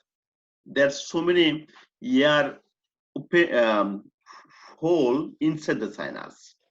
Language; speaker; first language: English; non-native, fluent; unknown